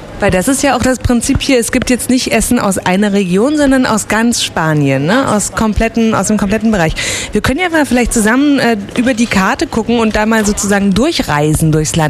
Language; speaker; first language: German; native; German